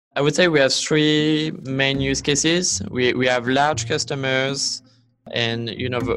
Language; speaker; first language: English; non-native, fluent; French